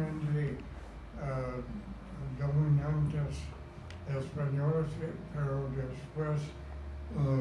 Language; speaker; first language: Spanish; non-native, fluent; English